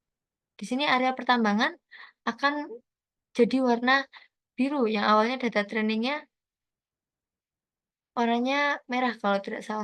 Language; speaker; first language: Indonesian; native; Indonesian